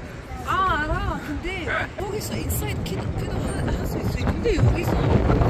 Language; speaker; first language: Korean; non-native, learner; Arabic